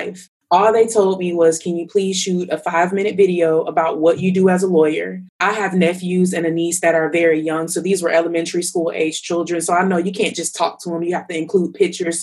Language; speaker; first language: English; native; English